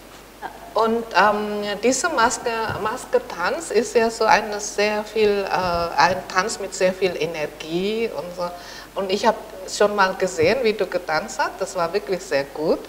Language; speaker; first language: German; non-native, fluent; Indonesian